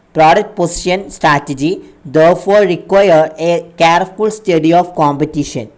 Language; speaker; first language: English; non-native, local second language; Malayalam